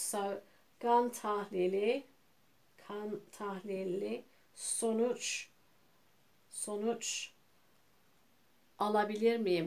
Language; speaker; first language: Turkish; early bilingual, heritage; Turkish